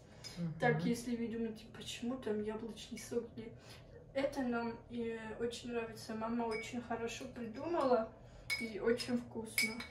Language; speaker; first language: Russian; early bilingual, heritage; Russian